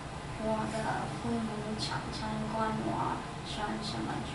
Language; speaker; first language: Chinese; non-native, learner; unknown